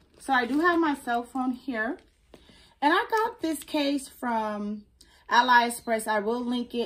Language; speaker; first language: English; native; English